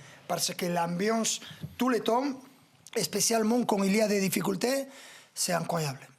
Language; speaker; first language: French; non-native, fluent; Spanish